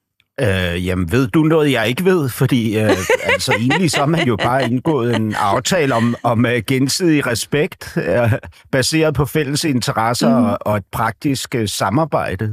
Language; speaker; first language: Danish; native; Danish